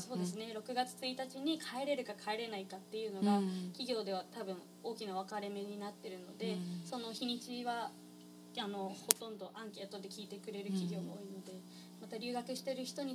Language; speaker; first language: Japanese; native; Japanese